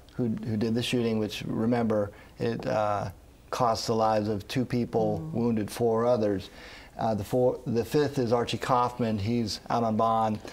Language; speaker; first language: English; native; English